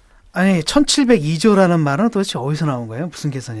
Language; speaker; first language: Korean; native; Korean